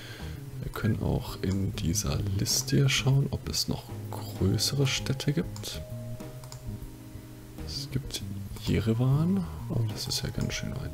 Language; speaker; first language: German; native; German